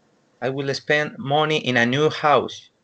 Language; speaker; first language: English; non-native, learner; Spanish